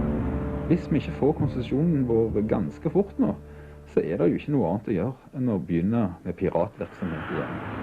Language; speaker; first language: Norwegian; native; Norwegian